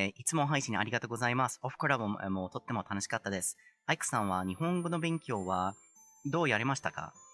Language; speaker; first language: Japanese; non-native, fluent; English